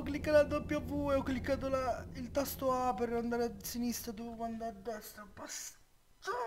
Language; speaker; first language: Italian; native; Italian